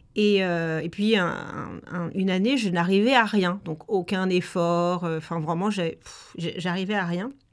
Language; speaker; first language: French; native; French